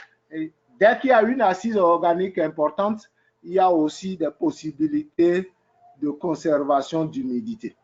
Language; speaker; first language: French; native; French